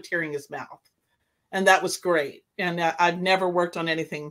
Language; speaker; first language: English; native; English